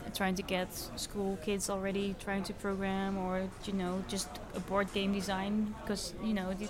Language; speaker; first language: English; non-native, fluent; Dutch